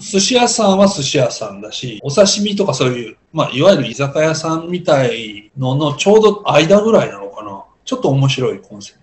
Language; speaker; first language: Japanese; native; Japanese